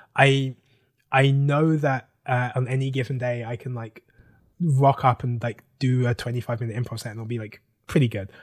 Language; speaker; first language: English; native; English